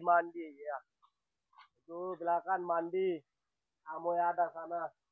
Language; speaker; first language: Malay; non-native, learner; Bangla